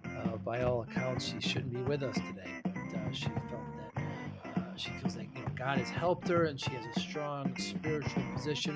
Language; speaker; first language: English; native; English